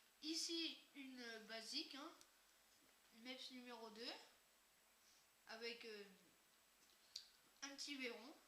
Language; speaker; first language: French; native; French